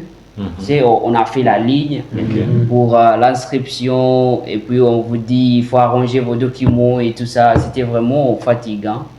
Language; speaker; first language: French; non-native, fluent; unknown